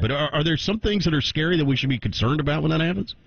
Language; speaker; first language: English; native; English